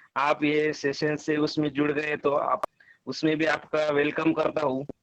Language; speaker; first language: Hindi; non-native, local second language; Marathi